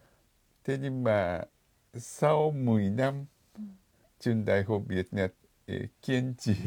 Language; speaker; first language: Vietnamese; non-native, fluent; Japanese